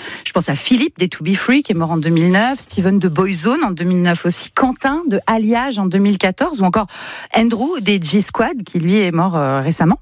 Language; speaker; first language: French; native; French